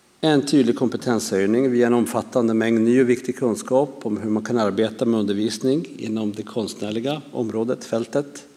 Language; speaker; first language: Swedish; native; Swedish